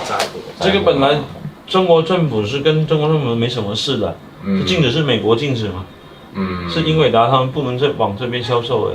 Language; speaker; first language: Chinese; native; Chinese